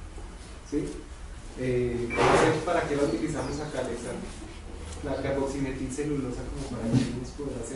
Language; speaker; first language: Spanish; native; Spanish